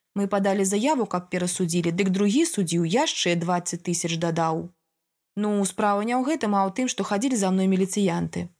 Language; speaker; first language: Belarusian; native; Belarusian